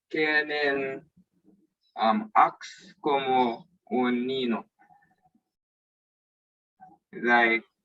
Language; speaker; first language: Spanish; non-native, learner; English